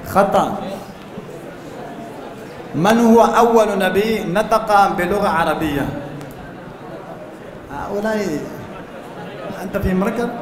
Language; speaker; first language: Arabic; non-native, fluent; Urdu